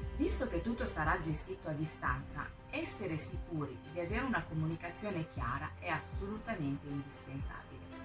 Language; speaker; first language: Italian; non-native, fluent; French